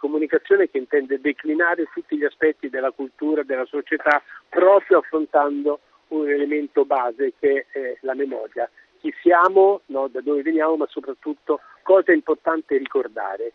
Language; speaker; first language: Italian; native; Italian